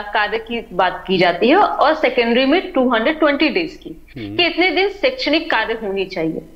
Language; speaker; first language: Hindi; native; Hindi